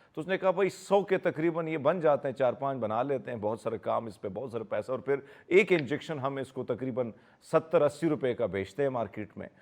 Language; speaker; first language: Urdu; non-native, local second language; Punjabi